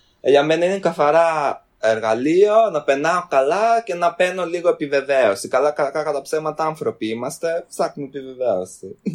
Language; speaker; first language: Greek; early bilingual, other home language; Albanian